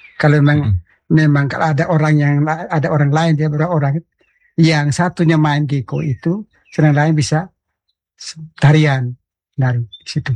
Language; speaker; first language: Indonesian; non-native, local second language; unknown